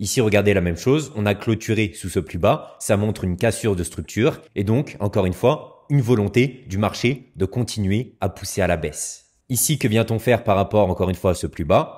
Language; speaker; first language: French; native; French